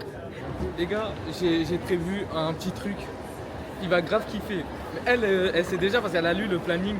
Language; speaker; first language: French; native; French